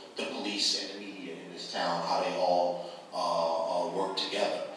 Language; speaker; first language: English; native; English